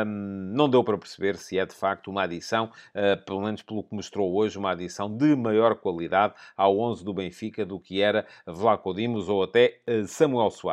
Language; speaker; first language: Portuguese; native; Portuguese